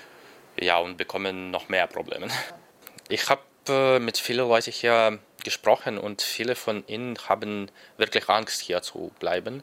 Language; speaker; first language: German; non-native, learner; Ukrainian